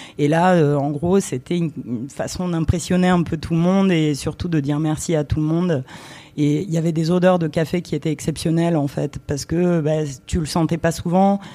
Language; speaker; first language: French; early bilingual, other home language; Romanian